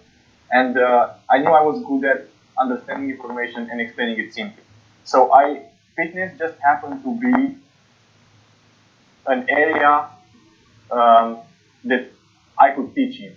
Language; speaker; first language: English; non-native, fluent; Romanian